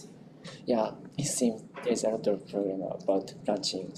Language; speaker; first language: English; non-native, local second language; Japanese